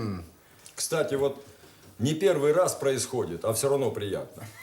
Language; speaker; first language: Russian; native; Russian